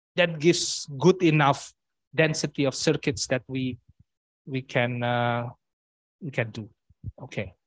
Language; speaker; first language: English; non-native, fluent; Indonesian